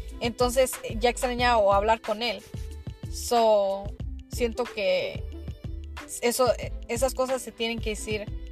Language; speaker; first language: Spanish; early bilingual, heritage; Spanish